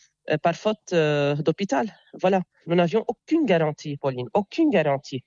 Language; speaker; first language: French; non-native, local second language; Arabic